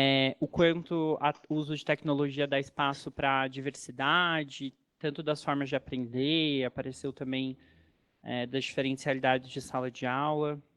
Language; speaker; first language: Portuguese; native; Portuguese